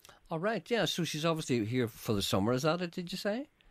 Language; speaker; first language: English; native; English